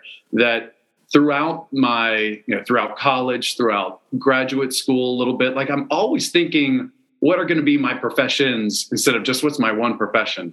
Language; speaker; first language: English; native; English